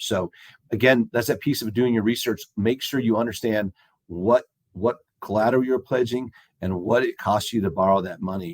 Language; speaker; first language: English; native; English